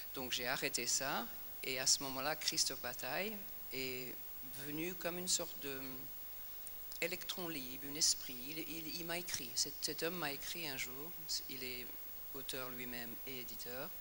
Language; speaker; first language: French; non-native, fluent; English